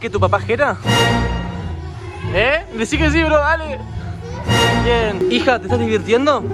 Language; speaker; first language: Spanish; native; Spanish